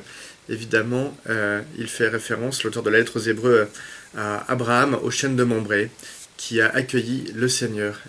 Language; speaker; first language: French; native; French